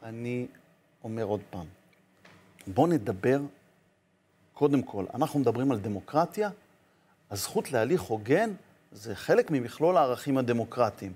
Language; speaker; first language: Hebrew; native; Hebrew